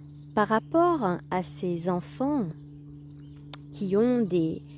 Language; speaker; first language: French; native; French